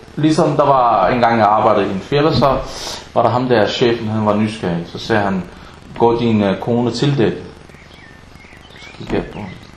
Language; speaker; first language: Danish; non-native, fluent; Arabic